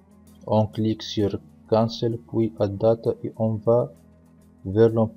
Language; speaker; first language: French; non-native, local second language; Arabic